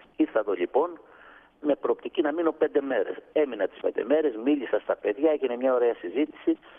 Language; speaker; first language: Greek; native; Greek